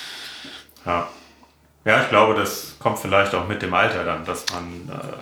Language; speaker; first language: German; native; German